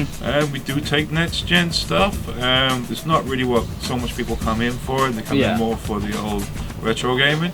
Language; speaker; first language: English; non-native, fluent; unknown